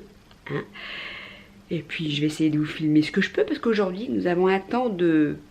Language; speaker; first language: French; native; French